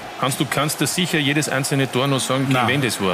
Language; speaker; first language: German; native; German